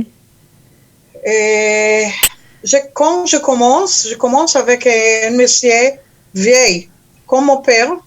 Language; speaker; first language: French; non-native, learner; Hebrew